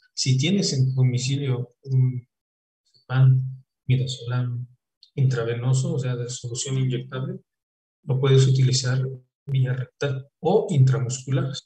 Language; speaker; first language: Spanish; native; Spanish